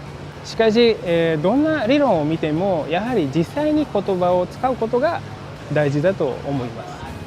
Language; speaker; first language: Japanese; non-native, fluent; Indonesian